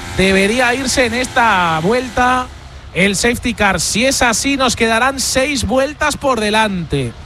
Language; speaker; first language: Spanish; native; Spanish